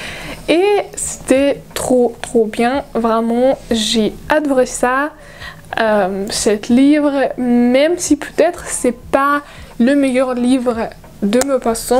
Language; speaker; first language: French; non-native, fluent; Russian